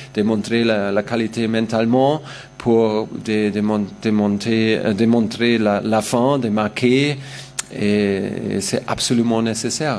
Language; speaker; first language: French; non-native, learner; German